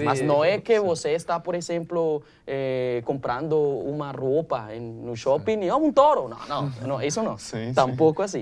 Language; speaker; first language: Portuguese; non-native, learner; Spanish